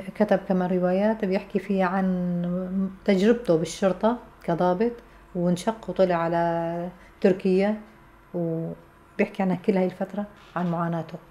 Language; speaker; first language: Arabic; native; Arabic